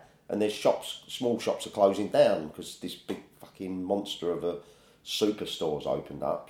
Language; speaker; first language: English; native; English